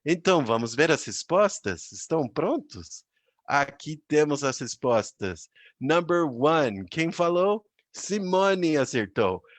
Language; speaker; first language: Portuguese; non-native, fluent; English